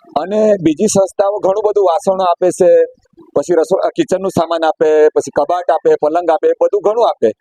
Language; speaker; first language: Gujarati; native; Gujarati